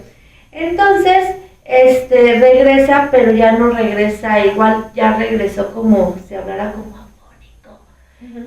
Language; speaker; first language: Spanish; native; Spanish